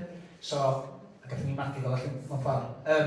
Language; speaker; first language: Welsh; native; Welsh